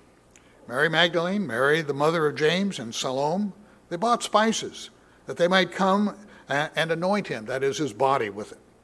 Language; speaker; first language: English; native; English